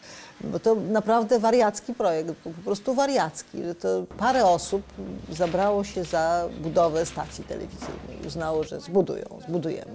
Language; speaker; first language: Polish; native; Polish